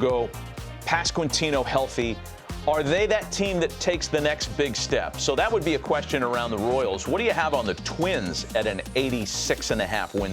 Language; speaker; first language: English; native; English